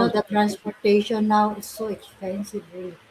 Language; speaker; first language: English; non-native, local second language; Filipino